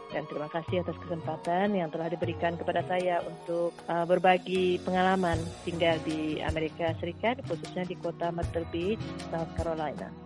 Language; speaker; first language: Indonesian; native; Indonesian